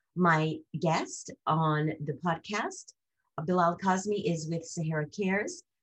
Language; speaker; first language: English; early bilingual, other home language; Hindi